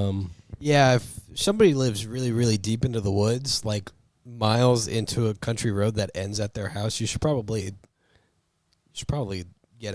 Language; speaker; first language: English; native; English